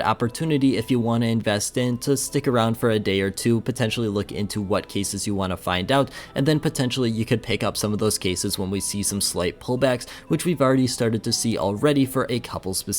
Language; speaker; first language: English; native; English